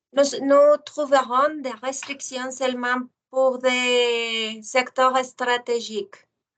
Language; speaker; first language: French; non-native, fluent; Spanish